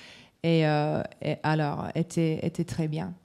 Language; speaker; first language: French; non-native, learner; English